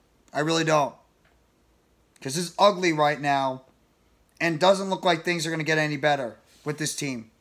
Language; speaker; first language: English; native; English